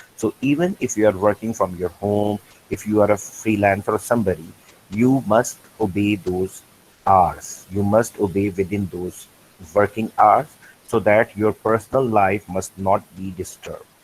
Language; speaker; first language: English; non-native, local second language; Urdu